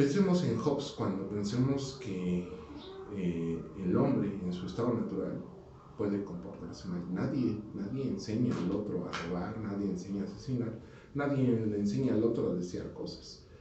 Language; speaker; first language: Spanish; native; Spanish